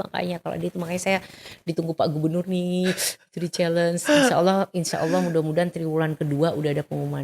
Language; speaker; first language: Indonesian; native; Indonesian